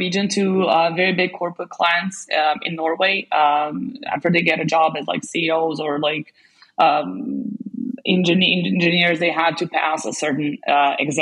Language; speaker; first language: English; non-native, fluent; Serbian